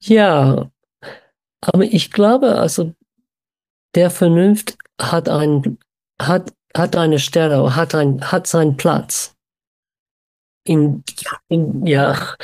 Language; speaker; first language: German; non-native, fluent; English